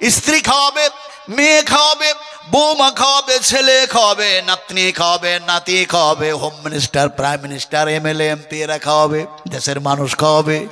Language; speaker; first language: Bangla; non-native, local second language; Urdu